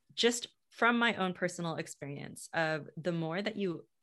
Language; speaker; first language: English; native; English